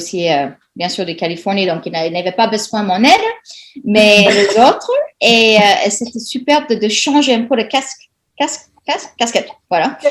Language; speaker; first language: French; non-native, fluent; English